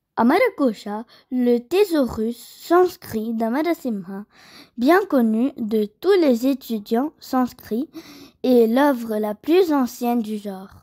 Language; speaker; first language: French; early bilingual, other home language; Kannada